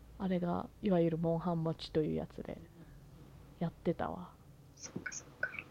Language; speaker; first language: Japanese; early bilingual, heritage; Japanese